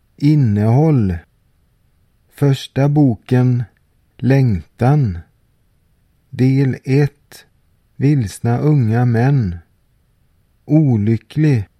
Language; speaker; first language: Swedish; native; Swedish